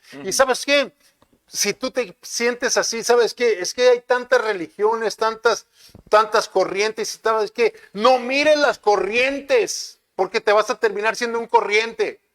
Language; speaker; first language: Spanish; native; Spanish